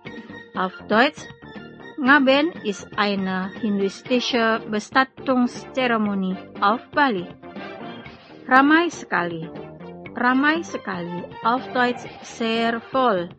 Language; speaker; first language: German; non-native, fluent; Indonesian